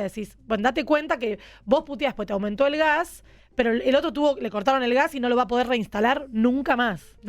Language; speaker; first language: Spanish; native; Spanish